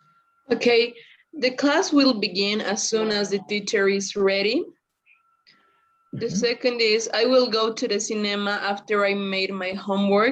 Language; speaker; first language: English; non-native, learner; Spanish